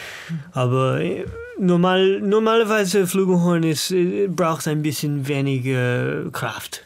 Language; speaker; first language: German; non-native, learner; English